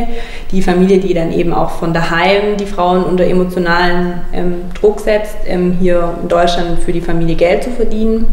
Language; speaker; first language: German; native; German